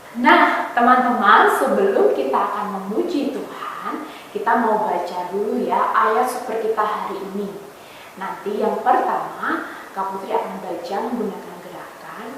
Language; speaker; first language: Indonesian; native; Indonesian